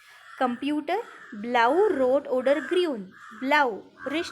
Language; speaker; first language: German; non-native, fluent; Marathi